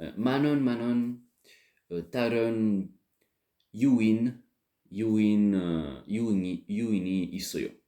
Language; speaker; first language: Korean; non-native, learner; French